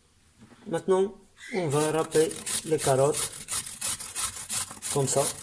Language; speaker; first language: French; non-native, learner; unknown